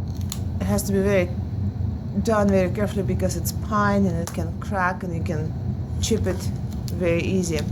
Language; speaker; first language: English; non-native, fluent; Russian